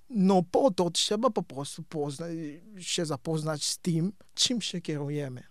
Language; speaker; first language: Polish; non-native, fluent; Kongo